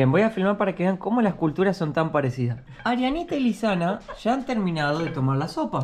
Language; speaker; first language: Spanish; native; Spanish